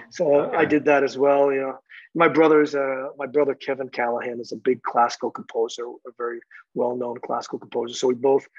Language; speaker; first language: English; native; English